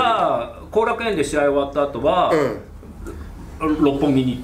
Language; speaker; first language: Japanese; native; Japanese